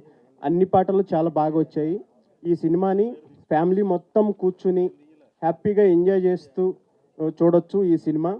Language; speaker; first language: Telugu; native; Telugu